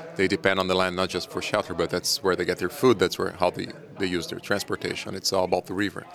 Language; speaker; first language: English; non-native, fluent; Portuguese